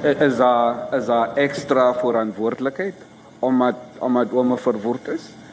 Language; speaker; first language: Afrikaans; non-native, local second language; Xhosa